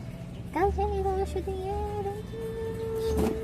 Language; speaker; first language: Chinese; non-native, learner; Korean